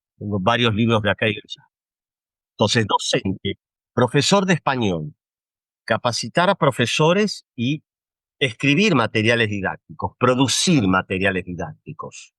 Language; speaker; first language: Spanish; native; Spanish